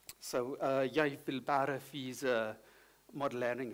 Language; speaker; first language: Norwegian; non-native, learner; English